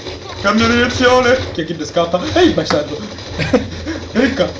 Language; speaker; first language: Italian; native; Italian